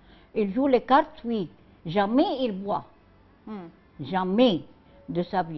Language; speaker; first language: French; non-native, learner; Arabic